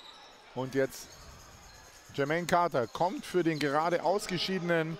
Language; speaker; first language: German; native; German